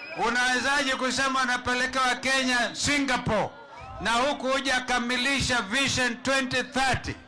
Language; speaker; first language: Swahili; non-native, local second language; Kamba